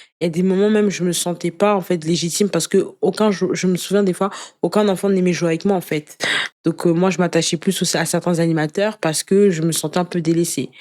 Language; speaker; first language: French; early bilingual, other home language; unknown